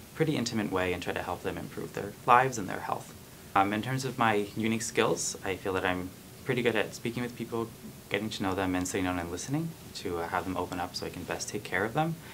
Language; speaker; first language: English; native; English